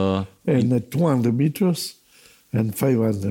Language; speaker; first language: English; non-native, learner; Italian